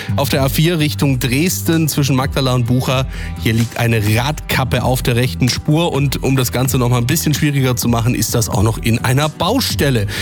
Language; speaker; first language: German; native; German